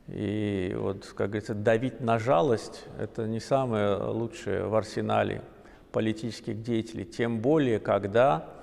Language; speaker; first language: Russian; non-native, local second language; Azerbaijani